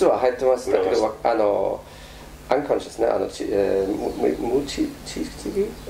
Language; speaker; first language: Japanese; non-native, fluent; German